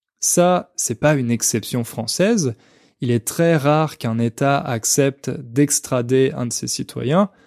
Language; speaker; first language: French; native; French